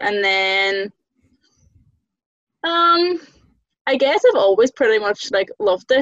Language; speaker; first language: English; native; English